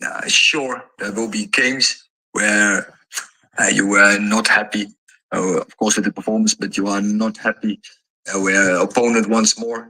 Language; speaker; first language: English; non-native, fluent; Dutch